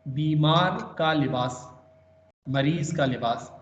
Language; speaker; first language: Urdu; native; Urdu